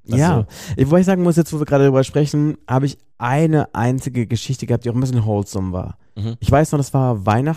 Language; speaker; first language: German; native; German